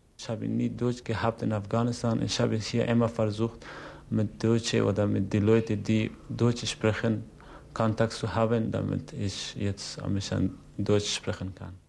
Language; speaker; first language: German; non-native, learner; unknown